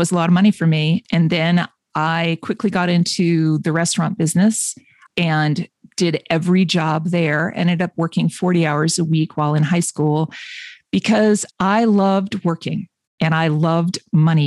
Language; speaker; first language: English; native; English